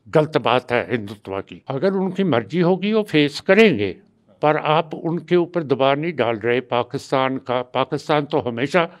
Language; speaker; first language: Hindi; non-native, local second language; Punjabi